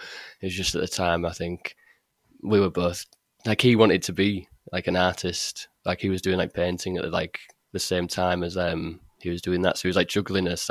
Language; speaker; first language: English; native; English